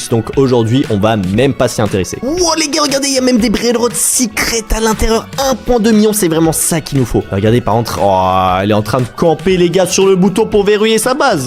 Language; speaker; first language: French; native; French